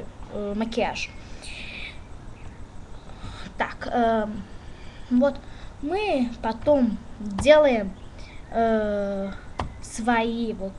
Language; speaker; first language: Russian; non-native, learner; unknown